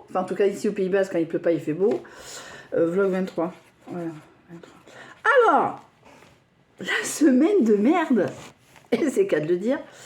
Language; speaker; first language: French; native; French